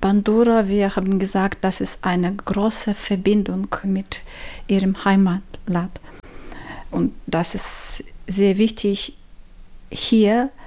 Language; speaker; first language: German; non-native, learner; Ukrainian